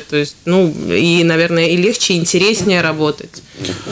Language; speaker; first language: Russian; native; Russian